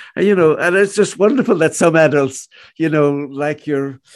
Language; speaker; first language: English; native; English